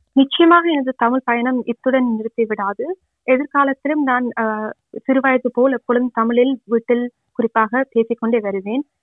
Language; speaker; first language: Tamil; early bilingual, heritage; Tamil